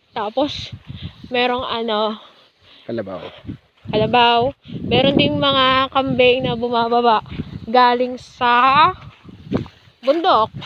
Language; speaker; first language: Filipino; native; Filipino